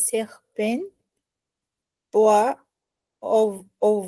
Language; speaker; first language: French; non-native, learner; Portuguese